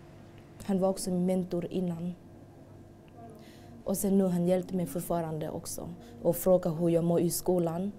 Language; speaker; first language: Swedish; non-native, learner; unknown